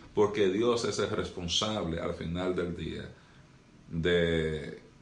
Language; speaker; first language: Spanish; native; Spanish